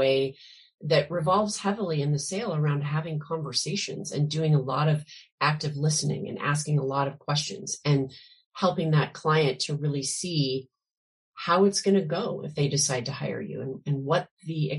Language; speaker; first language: English; native; English